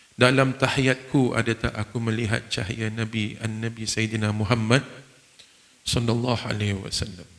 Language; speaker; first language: Malay; non-native, fluent; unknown